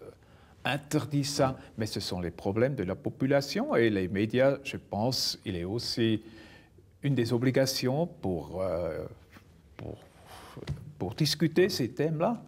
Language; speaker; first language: French; non-native, local second language; German